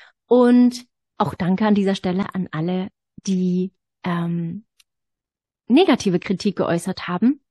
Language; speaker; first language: German; native; German